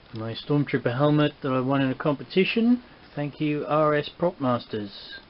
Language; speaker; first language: English; native; English